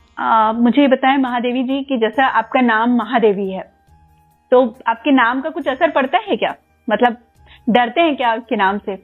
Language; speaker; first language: Hindi; native; Hindi